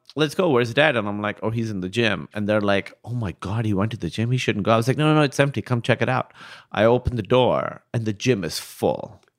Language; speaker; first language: English; non-native, local second language; Urdu